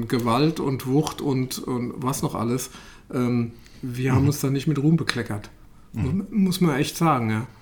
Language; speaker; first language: German; native; German